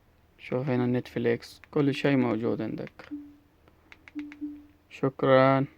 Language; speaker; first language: Arabic; non-native, learner; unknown